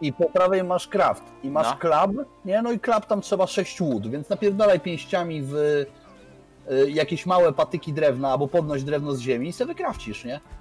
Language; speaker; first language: Polish; native; Polish